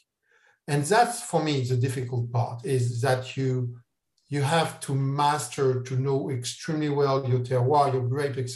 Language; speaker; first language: English; non-native, fluent; French